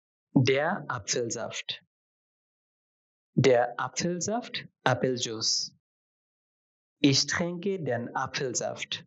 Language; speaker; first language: German; non-native, fluent; Bangla